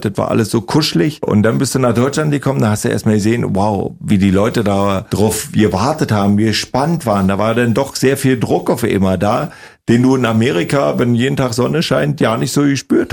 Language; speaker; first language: German; native; German